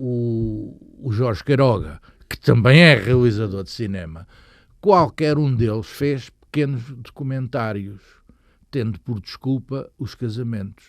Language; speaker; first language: Portuguese; native; Portuguese